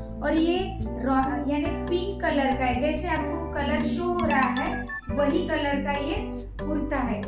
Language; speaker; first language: Hindi; non-native, local second language; Marathi